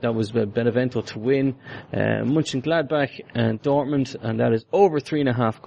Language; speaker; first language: English; native; English